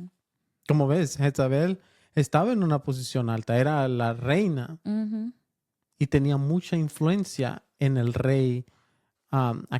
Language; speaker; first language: Spanish; early bilingual, heritage; Spanish